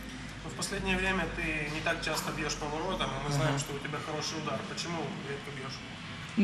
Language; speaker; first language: Russian; native; Russian